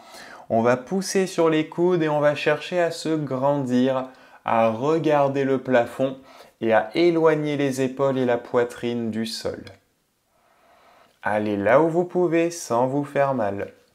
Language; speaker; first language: French; native; French